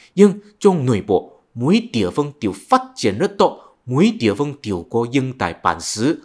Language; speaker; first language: Vietnamese; non-native, fluent; Chinese